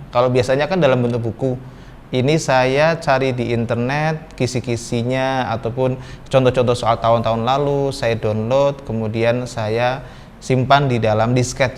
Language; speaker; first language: Indonesian; native; Indonesian